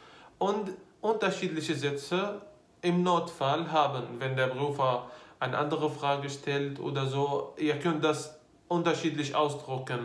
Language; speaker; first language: German; non-native, fluent; Arabic